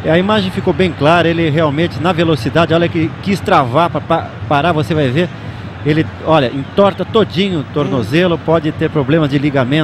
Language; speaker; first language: Portuguese; native; Portuguese